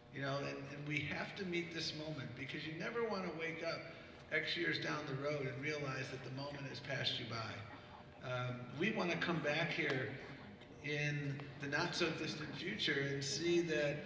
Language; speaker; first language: English; native; English